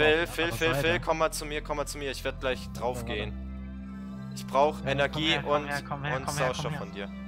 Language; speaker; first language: German; native; German